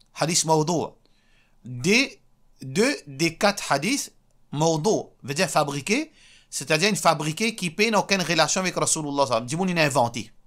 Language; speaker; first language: French; non-native, local second language; Morisyen